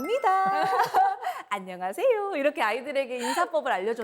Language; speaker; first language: Korean; native; Korean